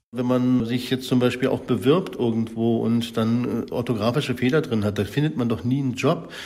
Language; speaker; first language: German; native; German